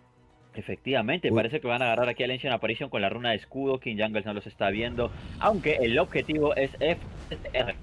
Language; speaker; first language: Spanish; native; Spanish